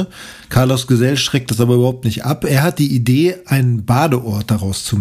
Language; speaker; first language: German; native; German